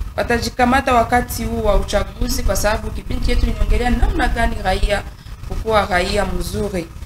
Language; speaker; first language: Swahili; native; Swahili